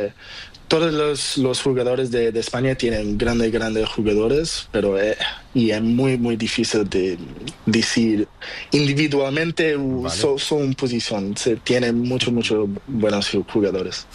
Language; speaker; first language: Spanish; non-native, learner; Portuguese